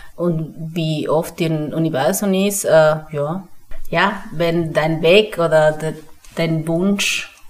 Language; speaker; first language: German; non-native, fluent; Spanish